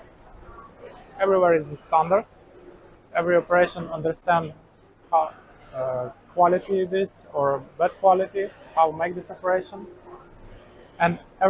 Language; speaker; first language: English; non-native, learner; Ukrainian